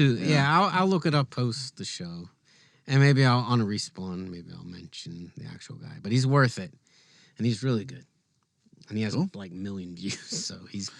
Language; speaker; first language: English; native; English